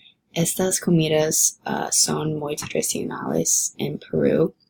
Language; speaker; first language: Spanish; non-native, learner; English